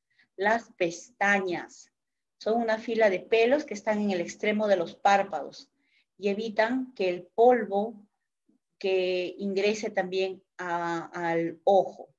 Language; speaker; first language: Spanish; native; Spanish